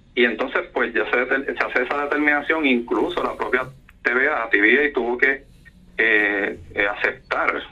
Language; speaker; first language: Spanish; native; Spanish